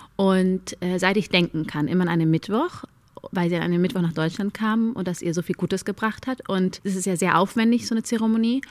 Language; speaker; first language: German; early bilingual, other home language; Amharic